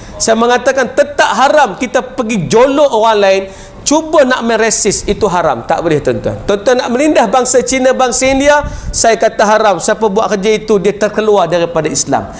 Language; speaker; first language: Malay; native; Malay